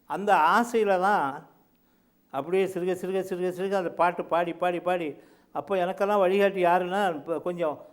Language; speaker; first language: Tamil; early bilingual, heritage; Tamil